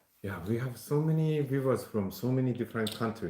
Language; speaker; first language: English; non-native, fluent; Japanese